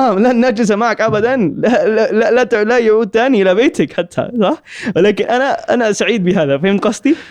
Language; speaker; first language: Arabic; non-native, learner; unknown